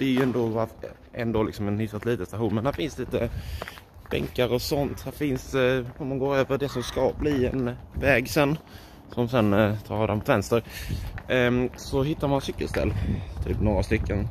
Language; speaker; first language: Swedish; native; Swedish